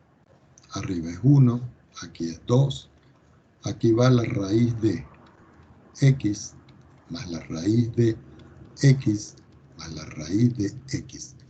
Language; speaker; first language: Spanish; native; Spanish